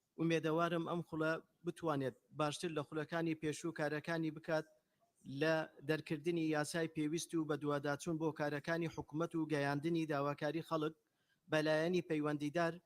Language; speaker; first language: Central Kurdish; non-native, local second language; Turkish